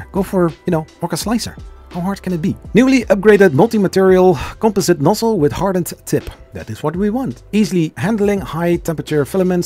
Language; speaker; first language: English; non-native, fluent; Dutch